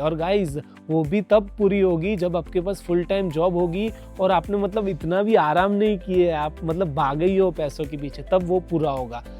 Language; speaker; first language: Hindi; non-native, local second language; Gujarati